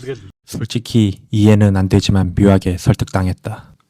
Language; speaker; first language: Korean; native; Korean